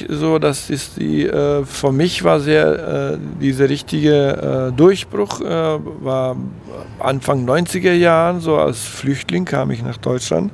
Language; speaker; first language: German; non-native, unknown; Croatian